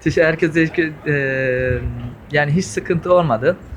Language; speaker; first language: Turkish; early bilingual, heritage; Turkish